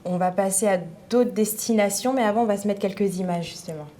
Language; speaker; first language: French; native; French